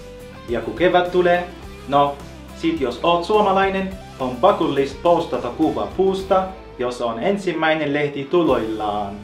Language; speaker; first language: Finnish; non-native, fluent; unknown